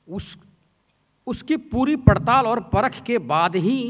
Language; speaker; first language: Hindi; native; Hindi